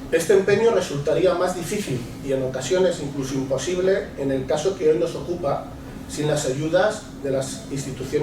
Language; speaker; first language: Spanish; native; Spanish